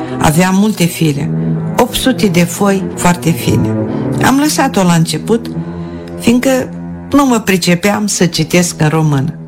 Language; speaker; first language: Romanian; non-native, local second language; Russian